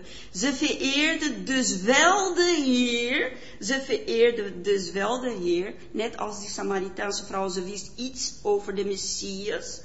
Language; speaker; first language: Dutch; non-native, fluent; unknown